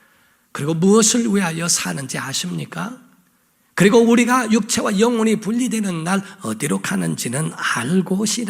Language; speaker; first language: Korean; native; Korean